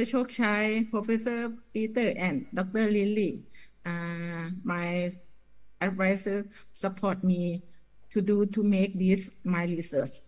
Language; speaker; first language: English; non-native, learner; Thai